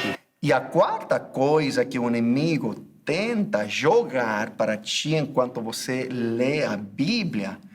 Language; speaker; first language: Portuguese; non-native, fluent; English